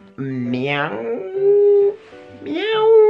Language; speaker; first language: English; non-native, learner; Turkish